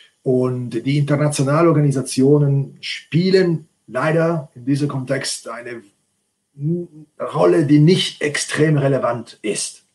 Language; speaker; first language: German; non-native, fluent; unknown